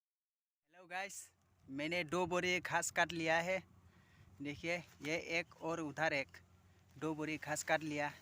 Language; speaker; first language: Hindi; non-native, local second language; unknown